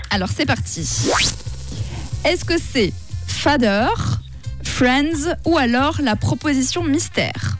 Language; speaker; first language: French; native; French